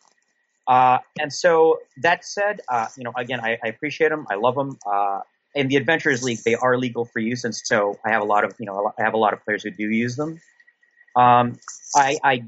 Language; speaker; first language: English; non-native, local second language; Filipino